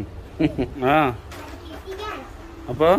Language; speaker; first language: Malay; non-native, learner; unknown